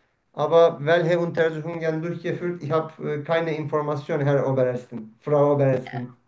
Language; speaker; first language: German; non-native, learner; Turkish